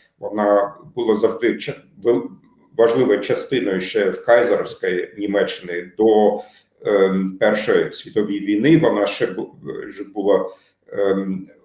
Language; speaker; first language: Ukrainian; non-native, fluent; German